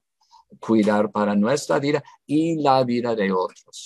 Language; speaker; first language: Spanish; non-native, fluent; English